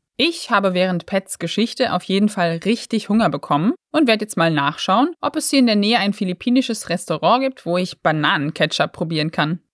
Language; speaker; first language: German; native; German